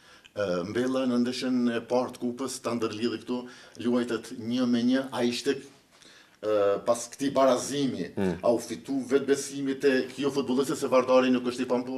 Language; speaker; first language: Albanian; native; Albanian